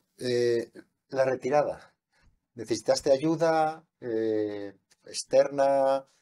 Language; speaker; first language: Spanish; native; Spanish